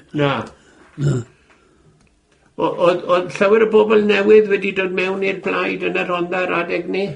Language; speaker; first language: Welsh; native; Welsh